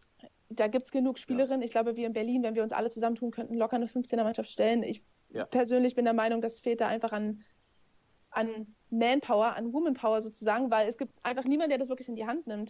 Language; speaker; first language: German; native; German